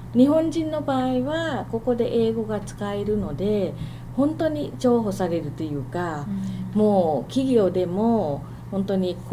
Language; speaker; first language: Japanese; non-native, fluent; Thai